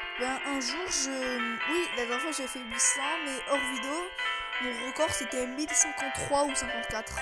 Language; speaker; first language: French; native; French